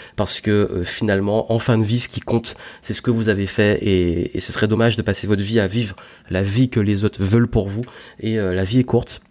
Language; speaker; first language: French; native; French